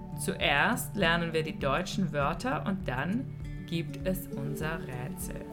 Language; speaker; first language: German; non-native, fluent; English